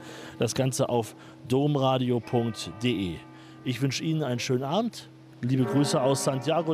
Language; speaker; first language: German; native; German